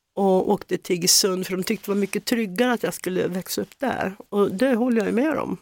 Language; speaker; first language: Swedish; native; Swedish